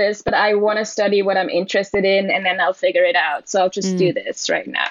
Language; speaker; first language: English; non-native, fluent; German